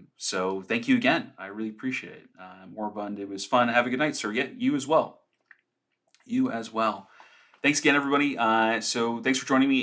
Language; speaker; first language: English; native; English